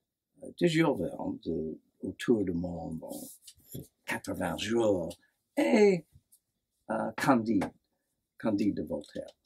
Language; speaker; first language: French; non-native, learner; English